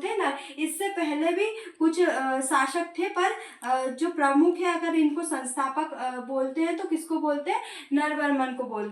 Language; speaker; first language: Hindi; native; Hindi